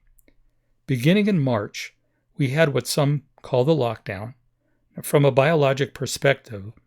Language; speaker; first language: English; native; English